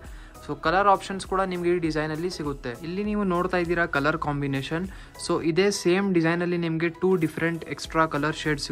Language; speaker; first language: Kannada; native; Kannada